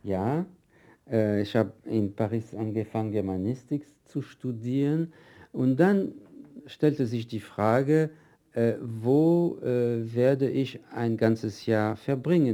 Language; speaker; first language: German; non-native, fluent; French